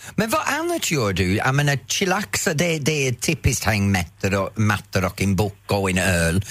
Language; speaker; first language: Swedish; non-native, fluent; English